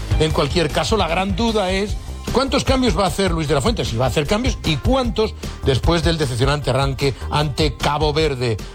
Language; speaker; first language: Spanish; native; Spanish